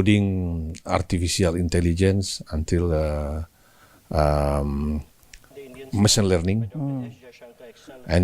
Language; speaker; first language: English; non-native, learner; Indonesian